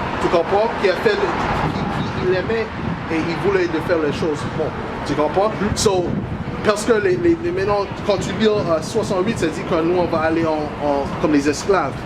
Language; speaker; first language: French; non-native, learner; English